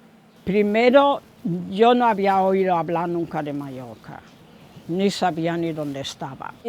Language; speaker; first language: Spanish; non-native, fluent; German